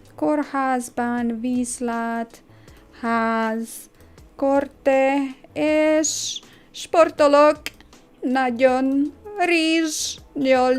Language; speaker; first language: Hungarian; non-native, learner; English